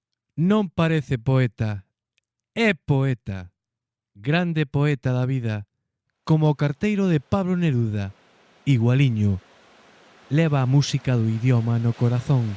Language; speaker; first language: Galician; native; Galician